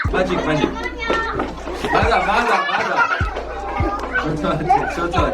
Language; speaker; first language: Japanese; non-native, fluent; French